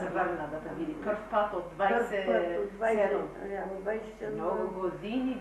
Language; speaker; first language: Macedonian; early bilingual, heritage; Macedonian